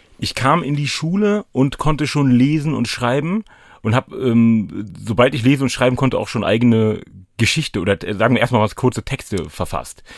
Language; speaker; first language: German; native; German